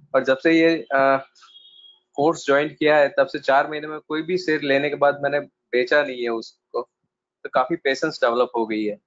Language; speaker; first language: Hindi; non-native, local second language; Gujarati